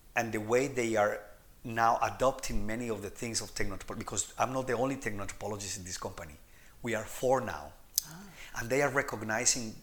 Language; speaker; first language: English; non-native, fluent; Spanish